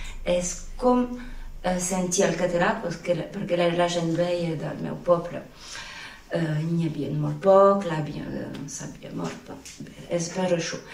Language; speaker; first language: Catalan; non-native, local second language; French